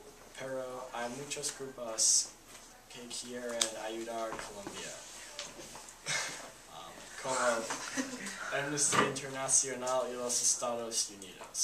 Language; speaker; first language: Spanish; non-native, learner; English